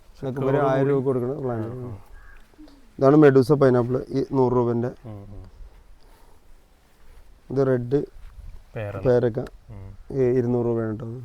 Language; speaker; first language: Malayalam; native; Malayalam